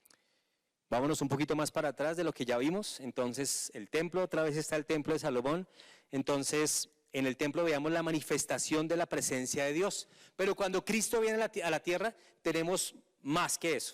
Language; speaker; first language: Spanish; native; Spanish